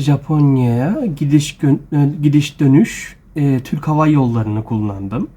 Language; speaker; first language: Turkish; non-native, fluent; Japanese